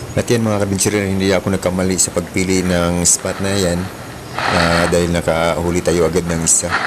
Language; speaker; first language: Filipino; non-native, local second language; Cebuano